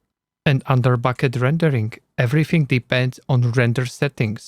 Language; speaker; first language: English; non-native, learner; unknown